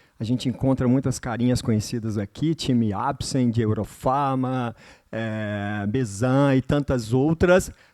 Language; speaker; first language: Portuguese; native; Portuguese